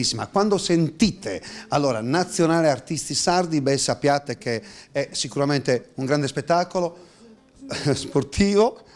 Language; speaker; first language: Italian; native; Italian